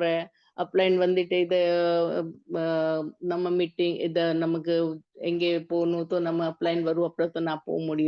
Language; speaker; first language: Tamil; non-native, learner; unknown